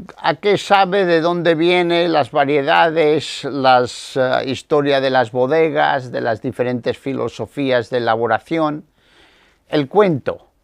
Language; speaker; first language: Spanish; early bilingual, heritage; Spanish